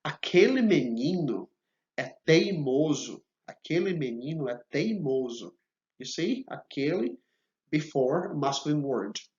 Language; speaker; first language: Portuguese; non-native, fluent; English